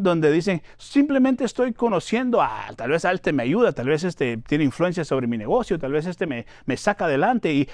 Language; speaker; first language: Spanish; native; Spanish